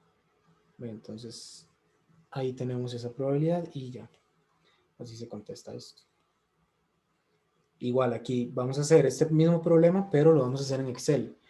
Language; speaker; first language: Spanish; native; Spanish